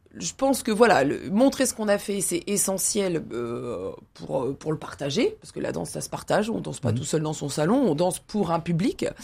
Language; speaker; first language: French; native; French